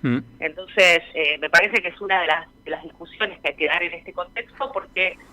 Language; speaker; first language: Spanish; native; Spanish